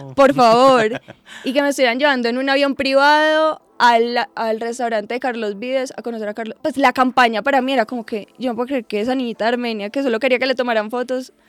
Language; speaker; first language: Spanish; native; Spanish